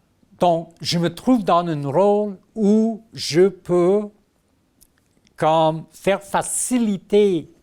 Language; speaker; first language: French; non-native, fluent; English